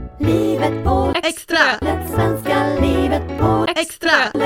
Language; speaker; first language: Swedish; early bilingual, heritage; English